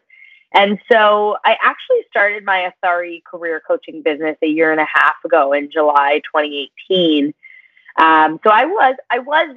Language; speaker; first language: English; native; English